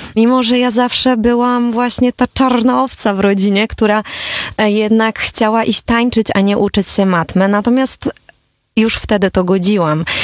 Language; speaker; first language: Polish; native; Polish